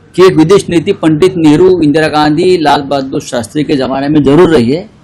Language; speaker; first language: Hindi; non-native, local second language; Marathi